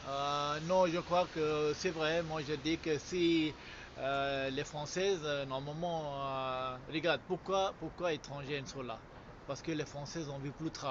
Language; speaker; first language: French; non-native, fluent; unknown